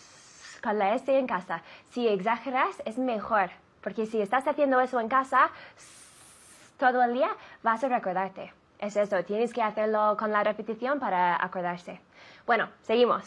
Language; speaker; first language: Spanish; non-native, fluent; English